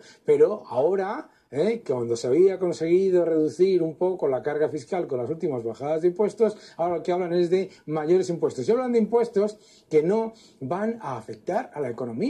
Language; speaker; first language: Spanish; native; Spanish